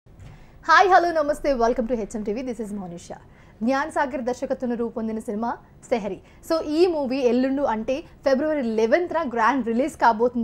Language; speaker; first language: Telugu; native; Telugu